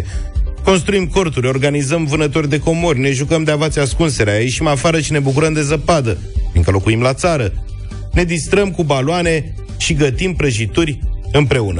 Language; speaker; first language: Romanian; native; Romanian